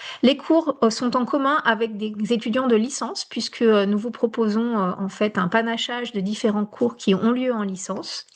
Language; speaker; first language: French; native; French